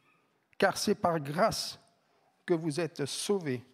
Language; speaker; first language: French; native; French